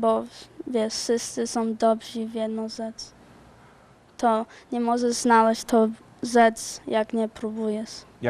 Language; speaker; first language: Polish; early bilingual, other home language; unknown